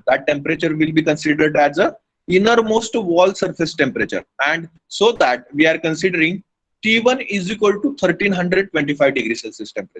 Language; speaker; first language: English; non-native, local second language; Hindi